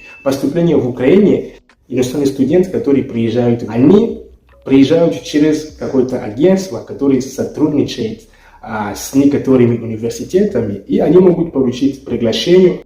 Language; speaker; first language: Russian; non-native, fluent; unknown